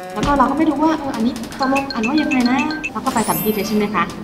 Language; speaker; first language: Thai; non-native, fluent; Chinese